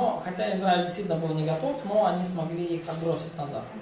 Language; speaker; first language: Russian; native; Russian